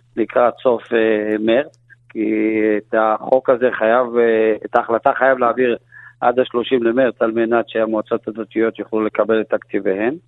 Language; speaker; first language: Hebrew; native; Hebrew